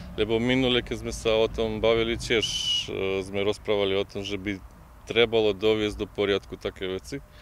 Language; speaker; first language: Slovak; native; Slovak